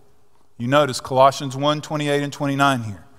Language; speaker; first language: English; native; English